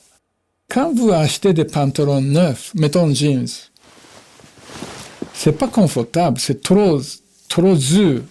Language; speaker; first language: French; non-native, fluent; Japanese